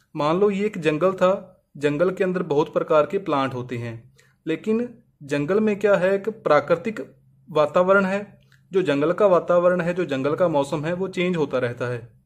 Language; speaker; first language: Hindi; native; Hindi